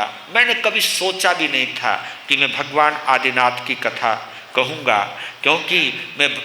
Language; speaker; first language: Hindi; native; Hindi